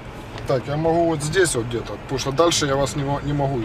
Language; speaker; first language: Russian; native; Russian